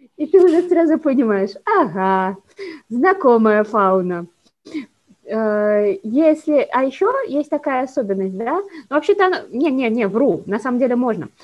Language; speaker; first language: Russian; native; Russian